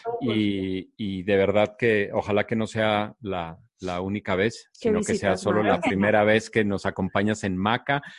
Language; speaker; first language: Spanish; native; Spanish